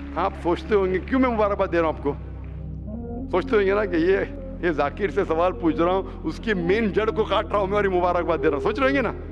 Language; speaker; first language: Hindi; non-native, local second language; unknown